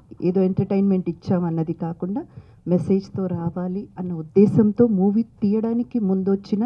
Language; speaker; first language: Telugu; native; Telugu